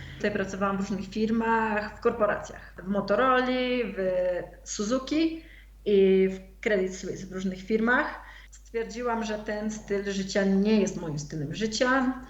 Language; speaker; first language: Polish; native; Polish